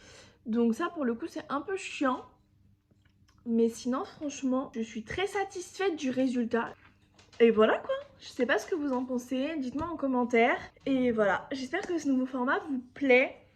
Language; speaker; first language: French; native; French